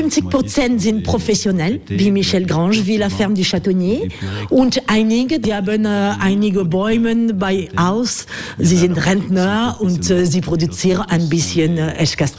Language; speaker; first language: German; non-native, learner; French